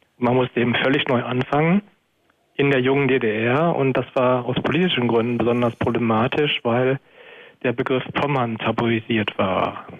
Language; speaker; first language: German; native; German